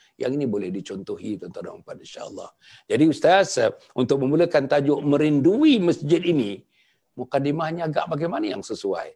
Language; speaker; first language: Malay; native; Malay